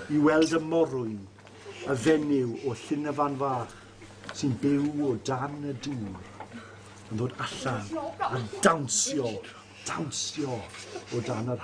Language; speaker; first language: Welsh; native; Welsh